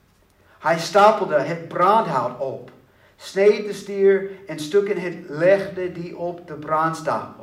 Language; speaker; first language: Dutch; non-native, learner; English